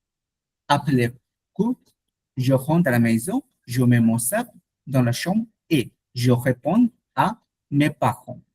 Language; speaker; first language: French; non-native, learner; Bangla